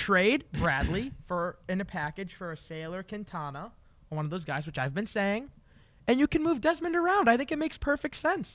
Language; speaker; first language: English; native; English